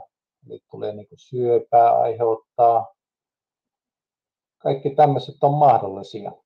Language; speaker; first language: Finnish; native; Finnish